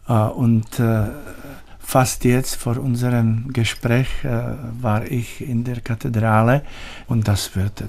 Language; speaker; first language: German; non-native, learner; Czech